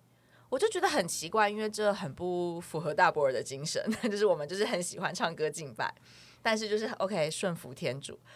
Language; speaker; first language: Chinese; native; Chinese